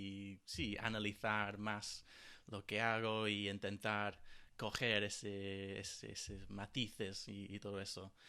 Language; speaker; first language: Spanish; non-native, fluent; English